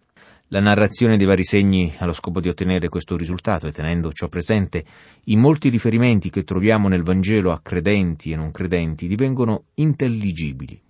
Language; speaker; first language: Italian; native; Italian